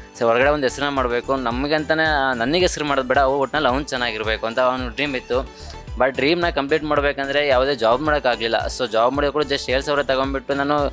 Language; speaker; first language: Kannada; native; Kannada